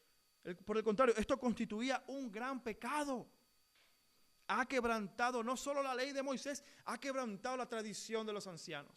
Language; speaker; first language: Spanish; native; Spanish